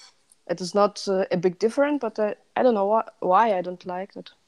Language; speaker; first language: English; non-native, learner; Russian